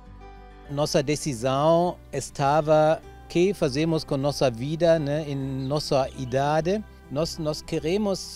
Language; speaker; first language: Portuguese; non-native, fluent; German